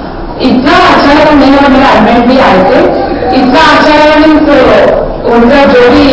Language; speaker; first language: Hindi; non-native, local second language; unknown